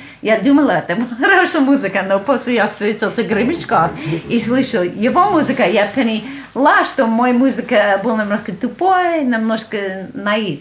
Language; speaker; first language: Russian; non-native, learner; English